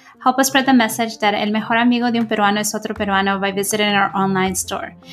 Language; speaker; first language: Spanish; native; Spanish